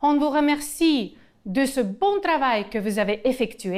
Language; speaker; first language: French; non-native, fluent; Ukrainian